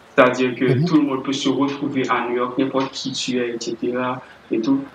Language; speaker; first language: French; native; French